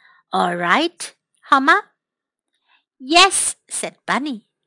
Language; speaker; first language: English; non-native, fluent; Chinese